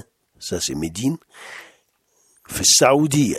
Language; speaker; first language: Arabic; non-native, fluent; French